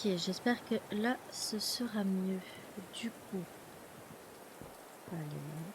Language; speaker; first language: French; native; French